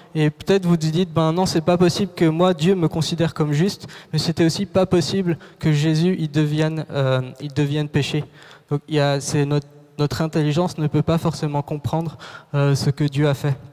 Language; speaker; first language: French; native; French